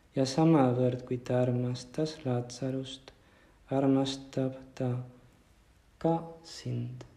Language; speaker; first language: Estonian; non-native, fluent; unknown